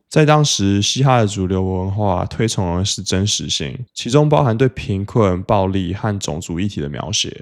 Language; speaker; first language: Chinese; native; Chinese